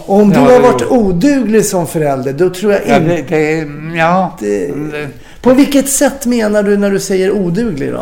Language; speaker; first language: Swedish; native; Swedish